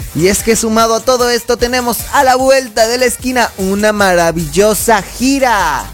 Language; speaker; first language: Spanish; native; Spanish